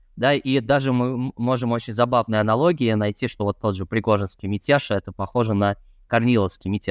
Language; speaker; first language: Russian; native; Russian